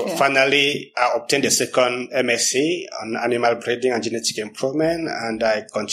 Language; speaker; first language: English; non-native, local second language; French